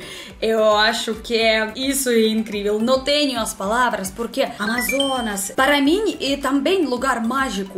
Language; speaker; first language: Portuguese; non-native, learner; Russian